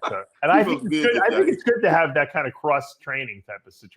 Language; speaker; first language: English; native; English